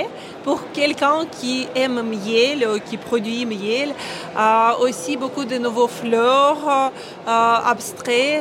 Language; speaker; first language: French; non-native, learner; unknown